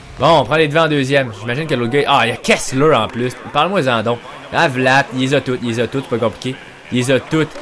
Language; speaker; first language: French; native; French